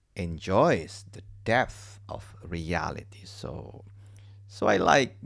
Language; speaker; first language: English; non-native, fluent; Indonesian